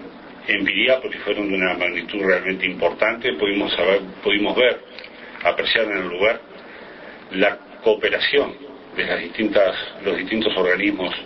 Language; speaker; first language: Spanish; native; Spanish